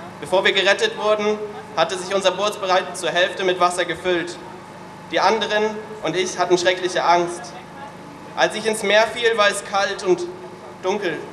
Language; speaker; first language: German; native; German